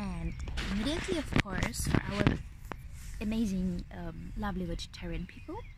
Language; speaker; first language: English; non-native, fluent; Ukrainian